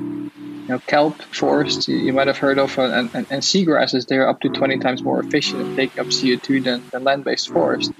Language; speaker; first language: English; non-native, fluent; Dutch